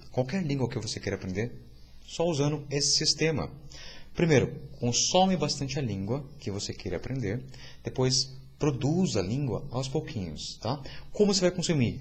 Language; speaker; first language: Portuguese; native; Portuguese